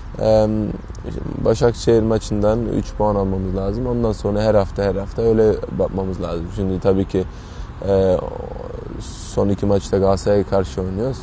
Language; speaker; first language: Turkish; early bilingual, heritage; Turkish